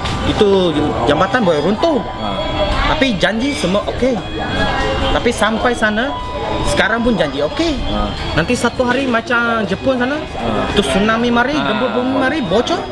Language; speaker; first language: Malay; non-native, local second language; Cantonese